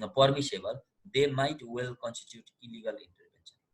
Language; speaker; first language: English; non-native, local second language; Nepali